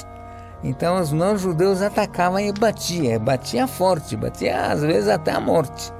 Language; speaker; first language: Portuguese; non-native, fluent; Polish